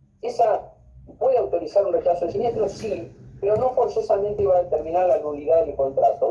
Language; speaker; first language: Spanish; native; Spanish